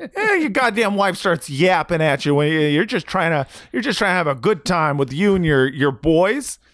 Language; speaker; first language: English; native; English